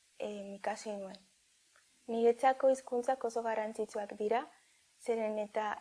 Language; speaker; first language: Basque; early bilingual, other home language; Lingala